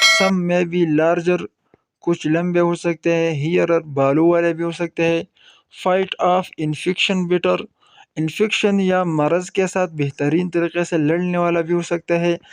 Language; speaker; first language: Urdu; non-native, local second language; Pashto